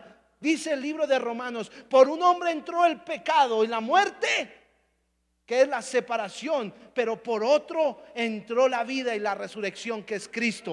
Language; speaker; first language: Spanish; native; Spanish